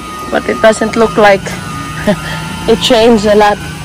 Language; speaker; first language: English; non-native, local second language; Aklanon